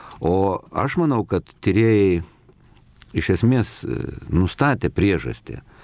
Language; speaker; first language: Lithuanian; native; Lithuanian